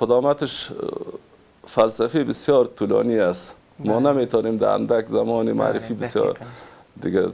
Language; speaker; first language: Persian; native; Persian